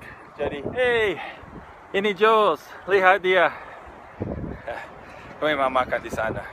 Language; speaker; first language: Indonesian; non-native, fluent; English